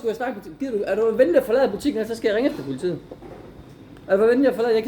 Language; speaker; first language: Danish; native; Danish